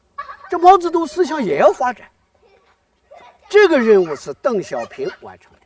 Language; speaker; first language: Chinese; native; Chinese